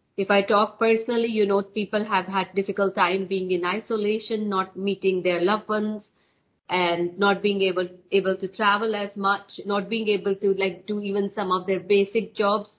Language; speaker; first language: English; non-native, local second language; Hindi